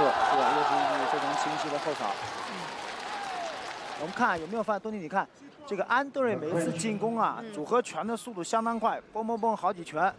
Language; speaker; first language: Chinese; native; Chinese